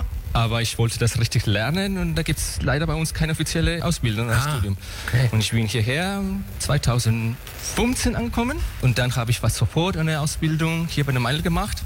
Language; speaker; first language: German; non-native, fluent; Spanish